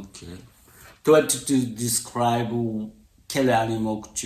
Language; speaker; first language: French; non-native, learner; Japanese